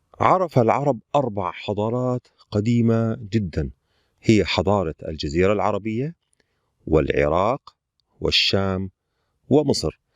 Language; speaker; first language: Arabic; native; Arabic